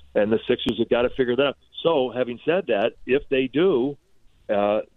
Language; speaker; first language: English; native; English